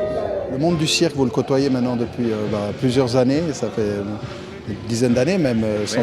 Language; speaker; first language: French; native; French